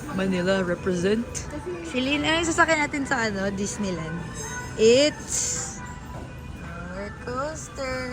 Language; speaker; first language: Filipino; native; Filipino